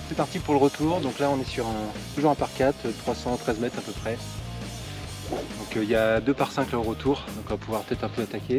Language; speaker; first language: French; native; French